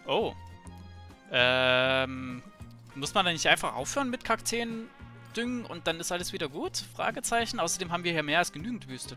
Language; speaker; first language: German; native; German